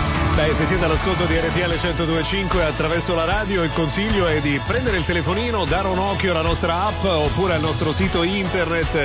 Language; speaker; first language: Italian; native; Italian